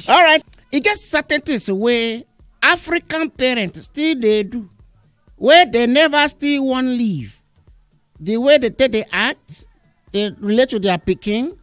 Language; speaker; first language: Nigerian Pidgin; non-native, local second language; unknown